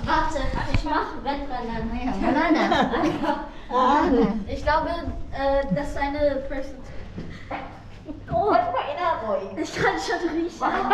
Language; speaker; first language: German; non-native, fluent; Filipino